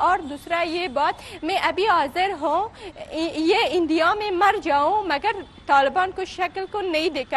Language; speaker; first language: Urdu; non-native, learner; Pashto